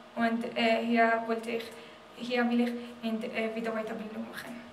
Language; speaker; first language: German; non-native, learner; Persian